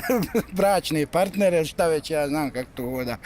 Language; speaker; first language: Bosnian; native; Bosnian